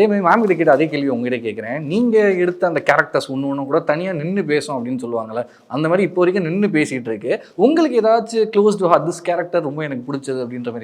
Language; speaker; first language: Tamil; native; Tamil